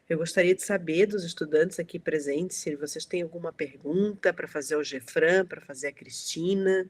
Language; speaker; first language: Portuguese; native; Portuguese